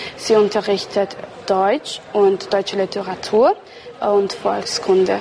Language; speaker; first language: German; early bilingual, other home language; Hungarian